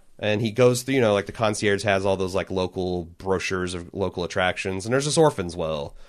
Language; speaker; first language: English; native; English